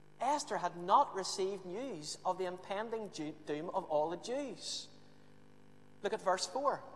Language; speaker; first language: English; native; English